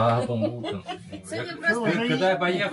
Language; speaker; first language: Russian; non-native, fluent; Chinese